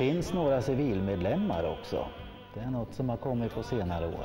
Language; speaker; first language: Swedish; native; Swedish